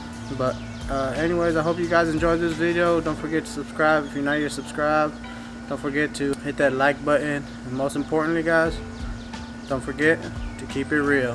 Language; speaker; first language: English; native; English